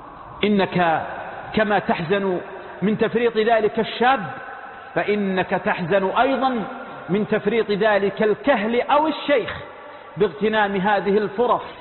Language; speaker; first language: Arabic; native; Arabic